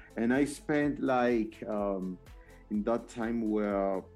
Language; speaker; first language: English; non-native, fluent; Spanish